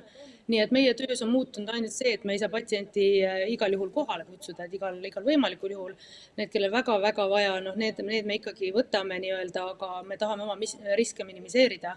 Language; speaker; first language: Estonian; native; Estonian